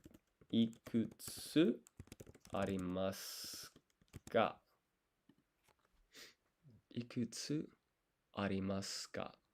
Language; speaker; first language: Japanese; non-native, learner; English